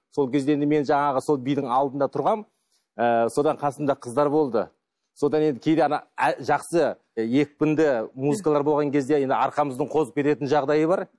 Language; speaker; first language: Kazakh; native; Kazakh